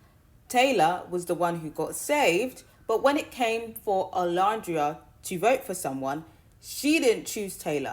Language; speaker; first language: English; native; English